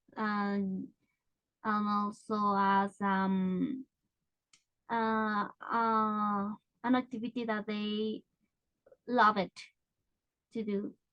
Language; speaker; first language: English; non-native, learner; Spanish